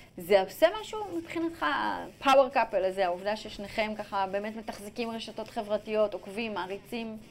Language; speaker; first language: Hebrew; native; Hebrew